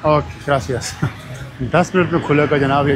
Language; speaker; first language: Spanish; non-native, learner; Urdu